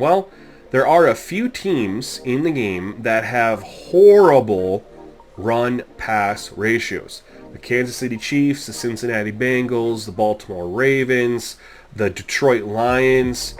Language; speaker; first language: English; native; English